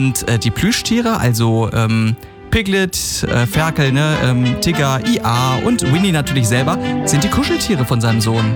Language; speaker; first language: German; native; German